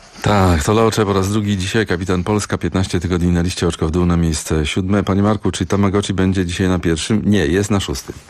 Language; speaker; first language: Polish; native; Polish